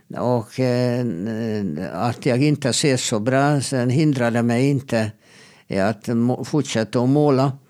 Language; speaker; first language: Swedish; non-native, fluent; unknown